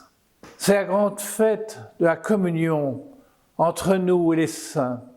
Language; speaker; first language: French; native; French